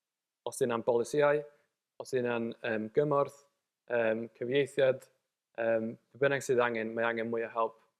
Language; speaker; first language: Welsh; native; Welsh